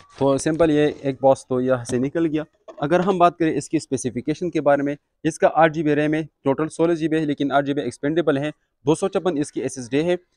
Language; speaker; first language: Urdu; non-native, local second language; Pashto